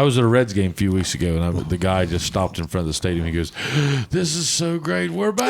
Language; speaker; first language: English; native; English